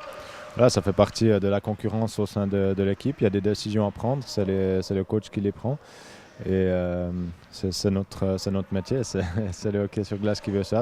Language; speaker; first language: French; native; French